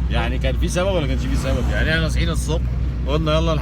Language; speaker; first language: Arabic; native; Arabic